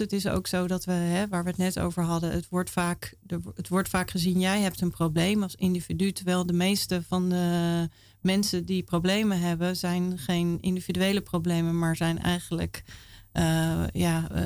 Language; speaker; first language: Dutch; native; Dutch